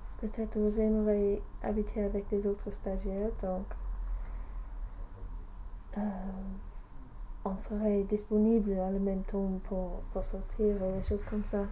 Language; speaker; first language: French; non-native, learner; English